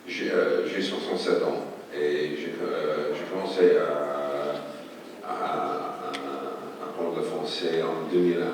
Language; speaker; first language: French; non-native, fluent; English